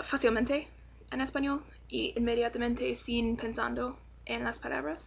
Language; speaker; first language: Spanish; non-native, learner; English